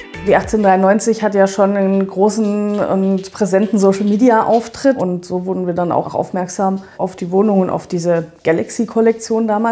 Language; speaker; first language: German; native; German